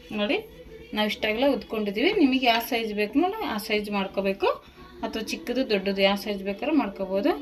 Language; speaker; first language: Kannada; native; Kannada